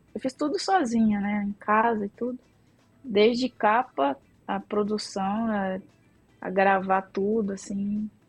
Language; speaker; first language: Portuguese; native; Portuguese